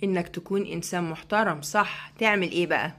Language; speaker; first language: Arabic; native; Arabic